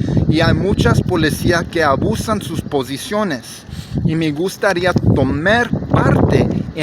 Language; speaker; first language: Spanish; early bilingual, heritage; English